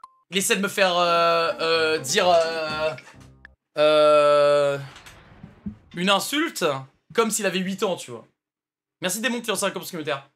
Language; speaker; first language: French; native; French